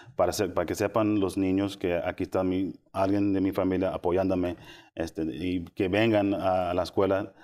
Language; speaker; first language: Spanish; early bilingual, heritage; Spanish